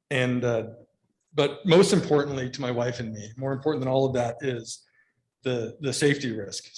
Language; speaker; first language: English; native; English